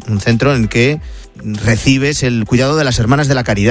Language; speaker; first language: Spanish; native; Spanish